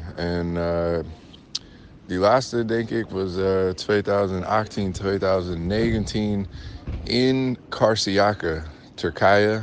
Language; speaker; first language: Dutch; non-native, fluent; English